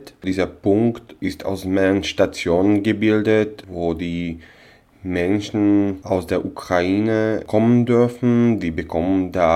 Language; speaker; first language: German; non-native, local second language; Slovak